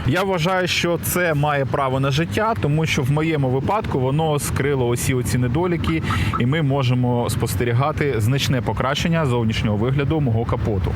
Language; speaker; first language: Ukrainian; native; Ukrainian